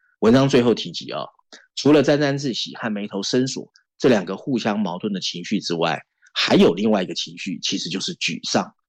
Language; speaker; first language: Chinese; native; Chinese